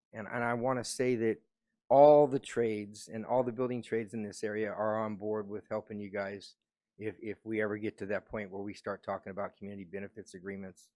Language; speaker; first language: English; native; English